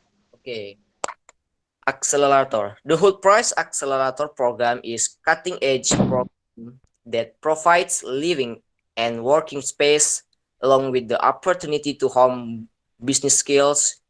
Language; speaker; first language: English; non-native, learner; Indonesian